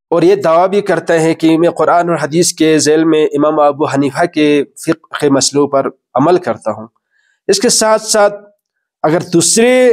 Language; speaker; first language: Urdu; non-native, local second language; Balti